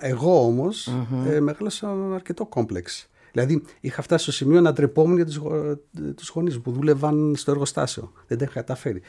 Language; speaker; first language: Greek; early bilingual, heritage; Greek